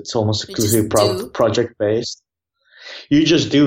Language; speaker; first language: English; non-native, fluent; Spanish